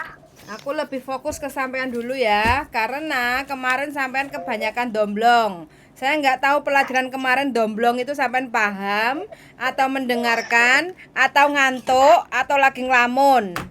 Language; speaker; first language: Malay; non-native, local second language; Javanese